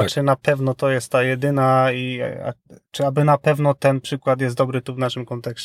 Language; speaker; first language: Polish; native; Polish